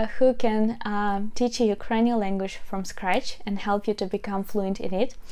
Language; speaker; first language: English; non-native, fluent; Ukrainian